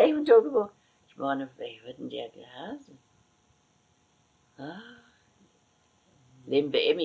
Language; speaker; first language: German; native; German